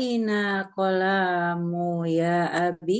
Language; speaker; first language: Arabic; non-native, learner; Indonesian